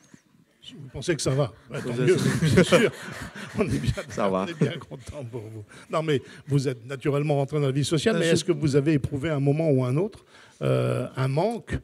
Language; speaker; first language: French; native; French